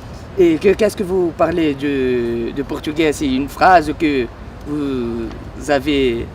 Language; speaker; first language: French; non-native, learner; Portuguese